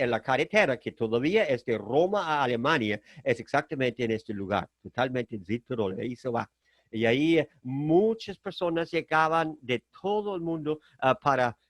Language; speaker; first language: Spanish; non-native, fluent; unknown